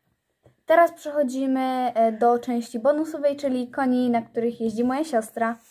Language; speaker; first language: Polish; native; Polish